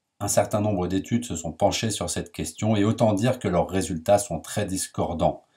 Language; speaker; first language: French; native; French